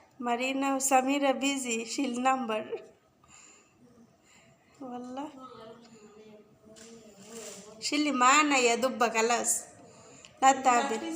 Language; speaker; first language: Arabic; non-native, learner; Bangla